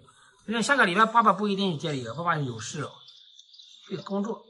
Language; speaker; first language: Chinese; native; Chinese